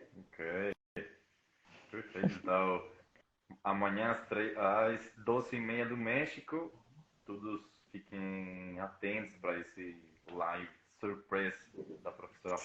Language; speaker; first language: Portuguese; non-native, fluent; Spanish